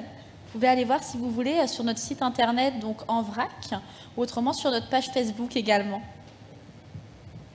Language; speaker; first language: French; native; French